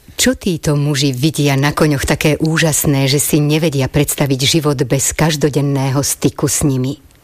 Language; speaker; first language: Slovak; native; Slovak